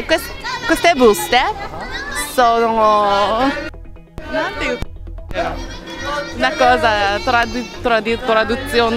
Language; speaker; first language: Italian; non-native, fluent; Japanese